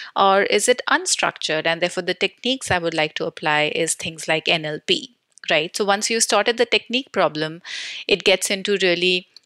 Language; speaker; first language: English; non-native, local second language; Hindi